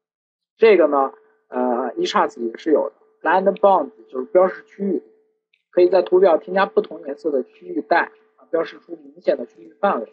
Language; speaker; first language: Chinese; native; Chinese